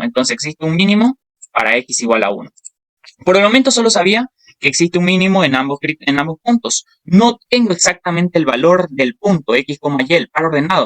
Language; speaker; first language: Spanish; native; Spanish